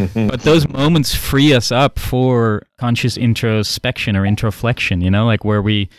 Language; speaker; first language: English; non-native, fluent; Dutch